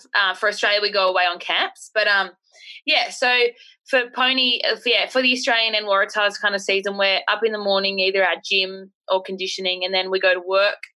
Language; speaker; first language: English; native; English